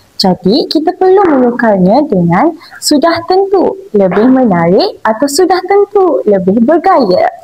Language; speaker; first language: Malay; native; Malay